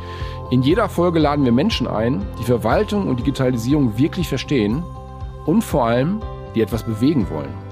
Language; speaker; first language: German; native; German